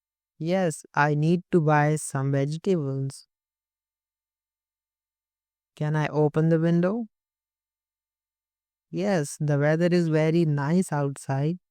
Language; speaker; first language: English; non-native, local second language; Hindi